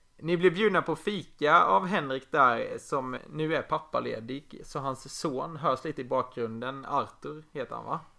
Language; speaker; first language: Swedish; native; Swedish